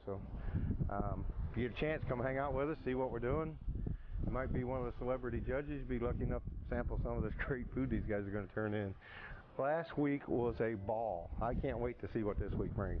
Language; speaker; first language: English; native; English